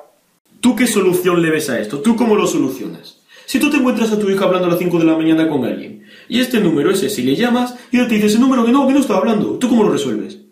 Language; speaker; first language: Spanish; native; Spanish